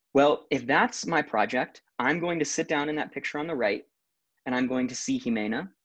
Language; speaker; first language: English; native; English